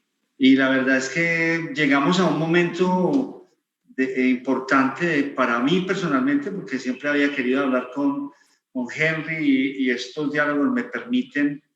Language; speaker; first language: Spanish; native; Spanish